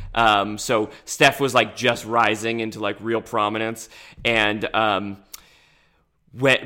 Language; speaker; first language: English; native; English